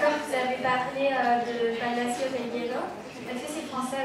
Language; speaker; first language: French; non-native, fluent; Spanish